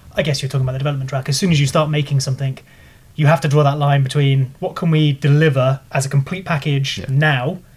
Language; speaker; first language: English; native; English